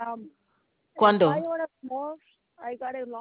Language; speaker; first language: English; non-native, learner; Spanish